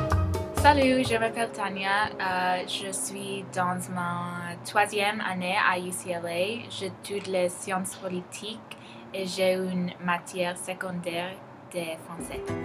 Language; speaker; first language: French; non-native, learner; Spanish